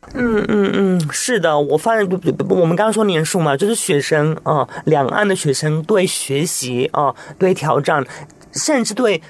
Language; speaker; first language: Chinese; non-native, fluent; Italian